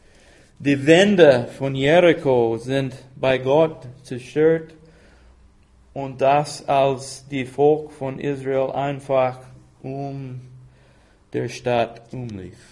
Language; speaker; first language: German; non-native, fluent; English